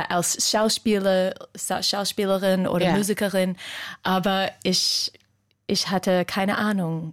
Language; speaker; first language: German; non-native, fluent; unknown